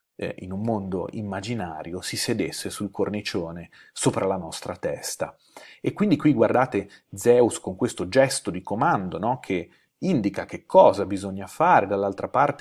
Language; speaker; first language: Italian; native; Italian